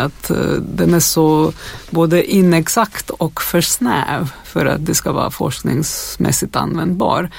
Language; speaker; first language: Swedish; non-native, fluent; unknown